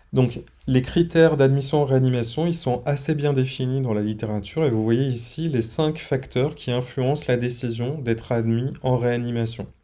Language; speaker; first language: French; native; French